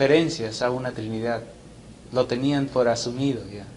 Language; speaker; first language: Spanish; native; Spanish